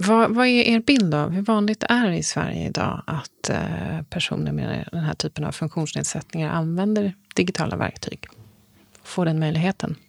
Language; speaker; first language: Swedish; native; Swedish